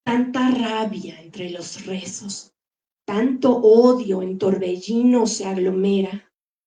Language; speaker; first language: Spanish; native; Spanish